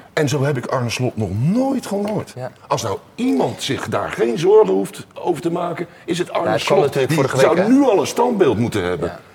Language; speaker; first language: Dutch; native; Dutch